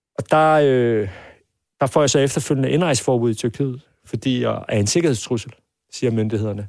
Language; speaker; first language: Danish; early bilingual, other home language; Persian